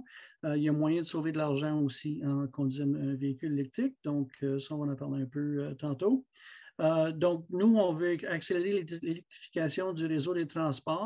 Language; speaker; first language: French; native; French